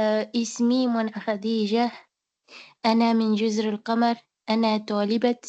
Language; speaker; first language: Arabic; non-native, learner; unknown